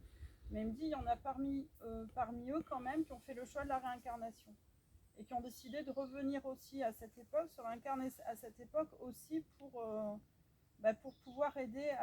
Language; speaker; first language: French; native; French